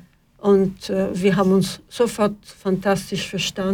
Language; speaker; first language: German; non-native, fluent; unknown